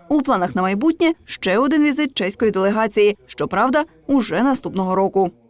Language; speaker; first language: Ukrainian; native; Ukrainian